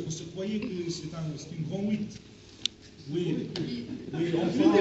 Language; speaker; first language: French; non-native, local second language; Arabic